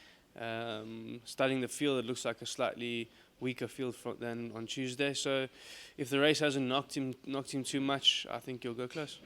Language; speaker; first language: English; native; English